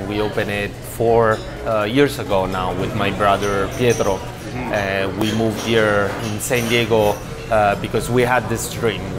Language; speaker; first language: English; non-native, fluent; Italian